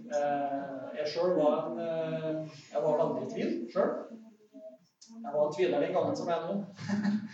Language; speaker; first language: Norwegian; native; Norwegian